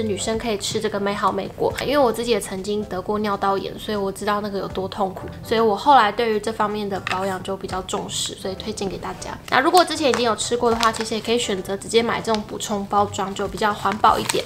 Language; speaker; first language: Chinese; native; Chinese